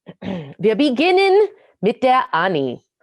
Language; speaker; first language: German; non-native, fluent; English